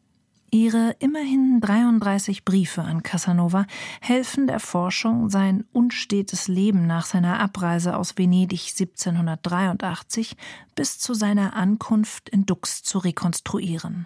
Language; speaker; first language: German; native; German